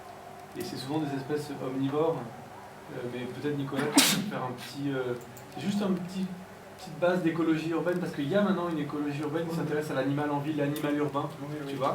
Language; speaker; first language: French; native; French